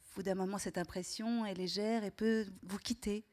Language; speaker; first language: French; native; French